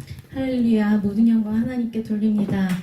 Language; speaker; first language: Korean; native; Korean